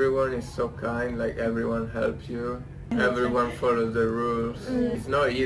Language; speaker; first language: English; non-native, learner; Italian